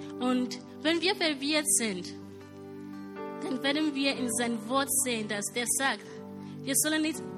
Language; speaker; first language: German; non-native, learner; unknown